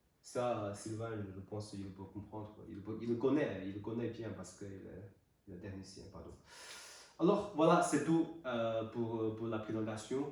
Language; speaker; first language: French; non-native, learner; Chinese